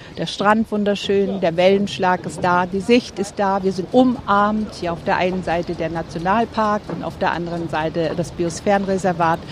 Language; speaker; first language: German; native; German